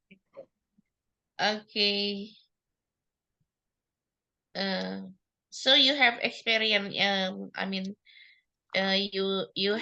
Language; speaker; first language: English; non-native, learner; Indonesian